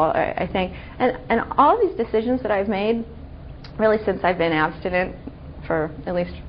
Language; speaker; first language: English; native; English